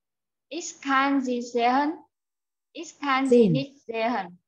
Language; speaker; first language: German; non-native, learner; Vietnamese